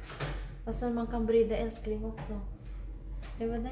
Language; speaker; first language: Swedish; non-native, learner; Filipino